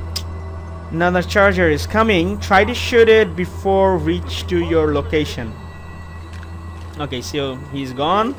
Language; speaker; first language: English; non-native, fluent; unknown